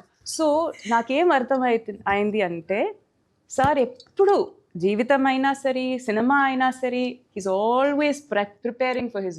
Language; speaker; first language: Telugu; non-native, fluent; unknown